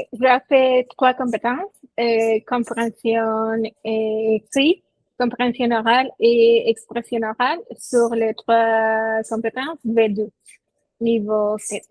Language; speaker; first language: French; non-native, fluent; Spanish